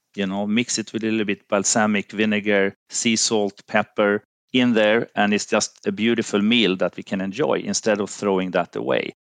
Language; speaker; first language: English; non-native, fluent; Finnish